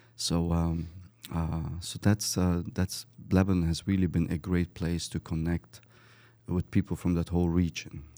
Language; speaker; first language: English; early bilingual, other home language; Arabic